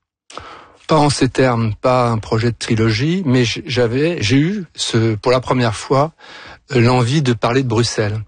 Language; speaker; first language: French; native; French